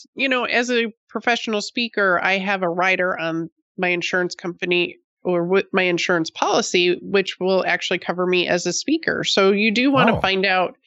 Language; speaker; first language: English; native; English